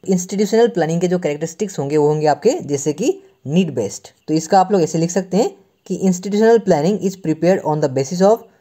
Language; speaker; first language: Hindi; non-native, local second language; Assamese